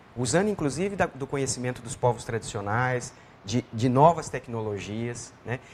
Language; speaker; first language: Portuguese; native; Portuguese